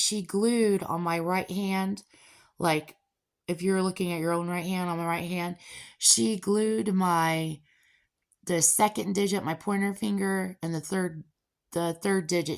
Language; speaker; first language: English; native; English